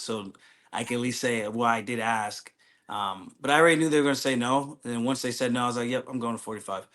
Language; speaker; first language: English; native; English